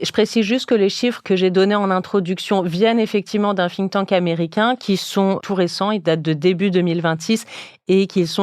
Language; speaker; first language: French; native; French